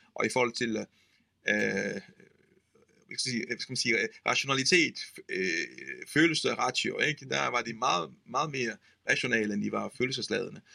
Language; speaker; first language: Danish; non-native, fluent; Italian